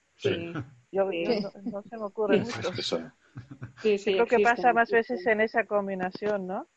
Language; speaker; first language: Spanish; non-native, fluent; German